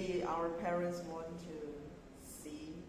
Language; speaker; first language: English; non-native, learner; Chinese